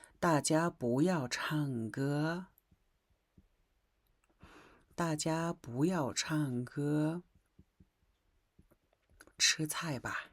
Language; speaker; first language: Chinese; non-native, fluent; Mongolian